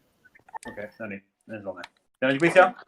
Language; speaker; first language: Welsh; native; Welsh